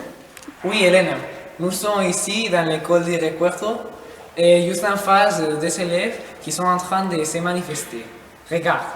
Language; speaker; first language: French; non-native, learner; Spanish